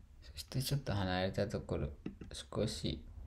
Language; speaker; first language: Japanese; non-native, fluent; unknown